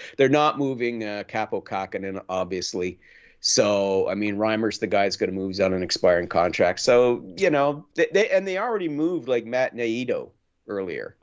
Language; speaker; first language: English; native; English